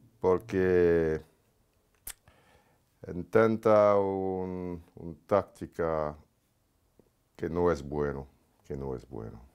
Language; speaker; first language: Spanish; non-native, learner; French